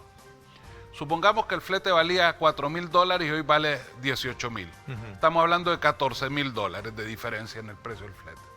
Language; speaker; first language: Spanish; native; Spanish